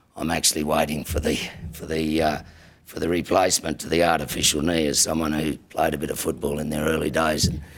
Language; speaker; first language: English; native; English